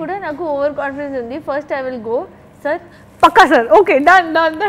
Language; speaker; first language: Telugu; non-native, learner; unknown